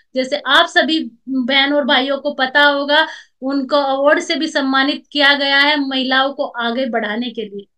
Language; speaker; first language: Hindi; native; Hindi